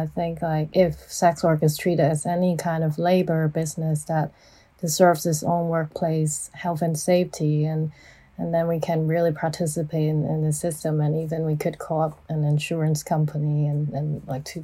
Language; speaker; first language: English; non-native, local second language; Cantonese